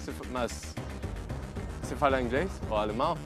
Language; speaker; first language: Portuguese; non-native, learner; German